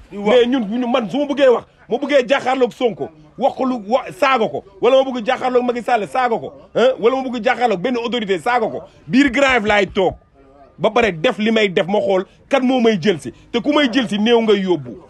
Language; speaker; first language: Wolof; native; Wolof